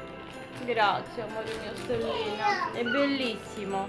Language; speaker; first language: Italian; native; Italian